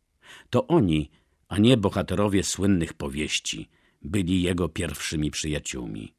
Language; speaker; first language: Polish; native; Polish